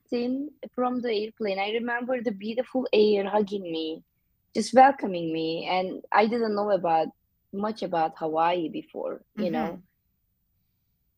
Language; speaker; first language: English; non-native, fluent; Turkish